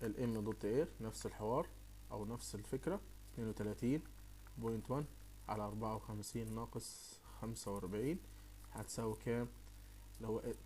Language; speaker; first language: Arabic; native; Arabic